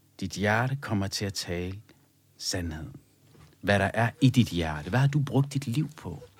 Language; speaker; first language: Danish; early bilingual, other home language; Arabic